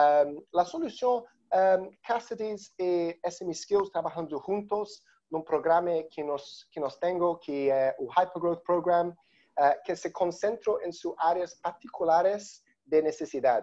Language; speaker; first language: Spanish; non-native, learner; Portuguese